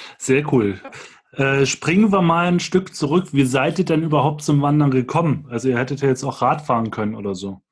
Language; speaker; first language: German; native; German